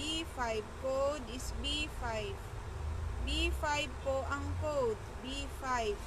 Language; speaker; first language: Filipino; native; Filipino